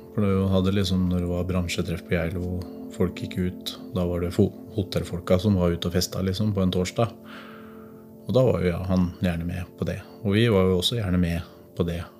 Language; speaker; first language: Norwegian; native; Norwegian